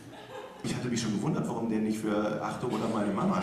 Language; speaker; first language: German; native; German